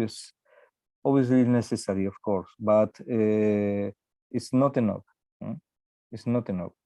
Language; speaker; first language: English; non-native, learner; Spanish